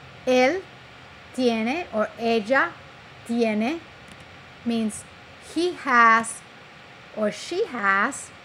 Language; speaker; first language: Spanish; non-native, fluent; English